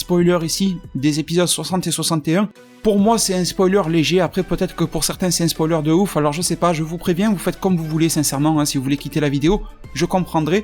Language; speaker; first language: French; native; French